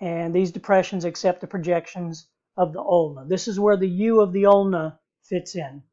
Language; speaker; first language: English; native; English